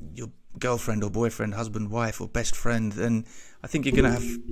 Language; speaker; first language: English; native; English